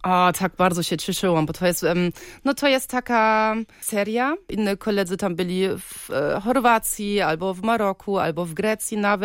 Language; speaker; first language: Polish; early bilingual, heritage; Polish